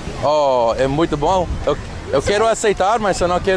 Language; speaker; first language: Portuguese; non-native, learner; English